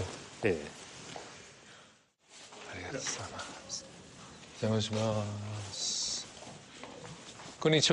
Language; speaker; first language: Japanese; non-native, fluent; English